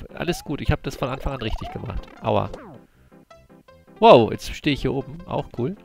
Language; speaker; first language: German; native; German